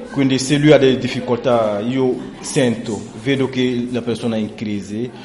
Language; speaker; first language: Italian; non-native, fluent; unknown